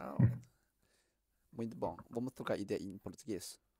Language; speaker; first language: Portuguese; non-native, learner; Chinese